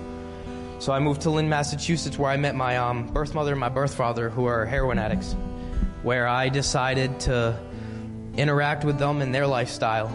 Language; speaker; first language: English; native; English